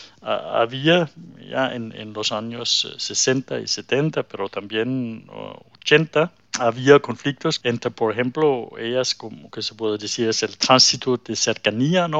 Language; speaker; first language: Spanish; non-native, fluent; Danish